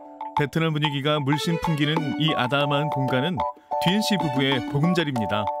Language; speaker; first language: Korean; native; Korean